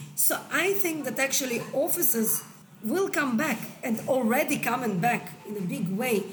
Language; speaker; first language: English; non-native, fluent; Hebrew